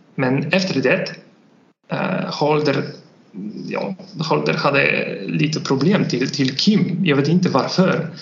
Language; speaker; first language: Swedish; non-native, learner; Polish